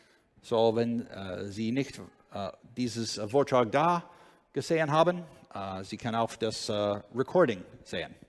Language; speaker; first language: German; non-native, learner; English